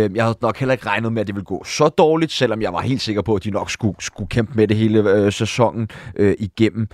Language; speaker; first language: Danish; native; Danish